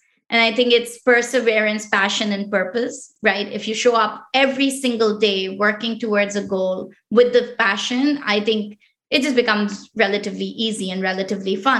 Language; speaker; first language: English; non-native, local second language; Pashto